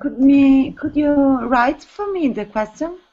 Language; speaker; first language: English; non-native, learner; Italian